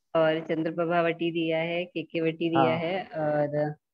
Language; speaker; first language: Hindi; native; Hindi